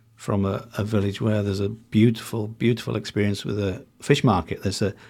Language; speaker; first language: English; native; English